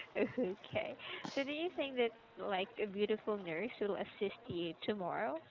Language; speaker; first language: English; non-native, local second language; Filipino